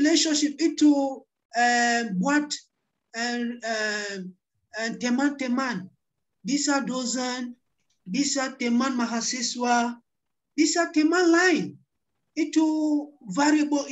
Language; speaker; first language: Indonesian; non-native, learner; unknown